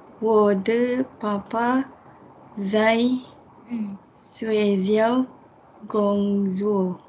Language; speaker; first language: Chinese; non-native, learner; Malay